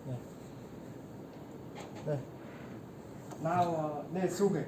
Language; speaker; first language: Korean; non-native, learner; Mongolian